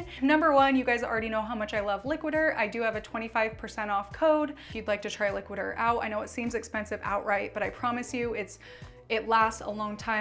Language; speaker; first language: English; native; English